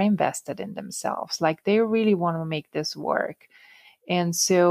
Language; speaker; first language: English; non-native, fluent; Italian